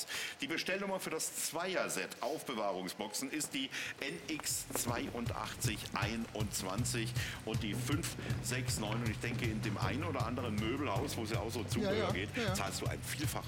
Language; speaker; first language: German; native; German